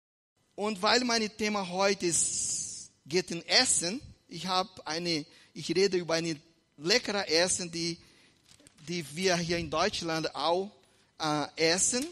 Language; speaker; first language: German; non-native, fluent; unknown